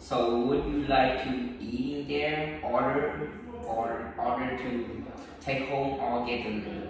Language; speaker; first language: English; non-native, learner; Vietnamese